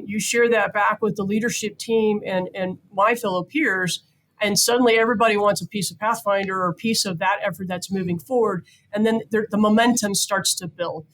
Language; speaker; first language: English; native; English